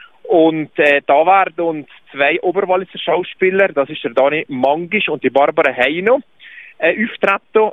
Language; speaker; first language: German; native; German